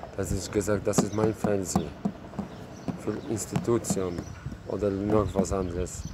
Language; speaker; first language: German; non-native, learner; Polish